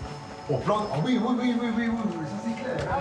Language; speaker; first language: French; non-native, local second language; Dutch